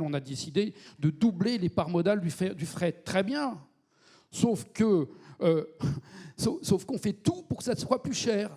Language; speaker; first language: French; native; French